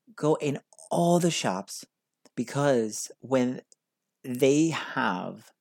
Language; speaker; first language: English; non-native, learner; Portuguese